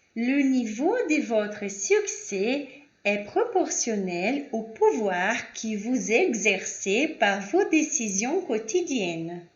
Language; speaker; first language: French; non-native, fluent; Portuguese